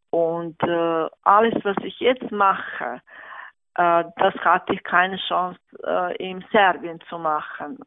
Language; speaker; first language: German; non-native, fluent; Serbian